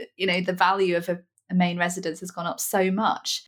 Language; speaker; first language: English; native; English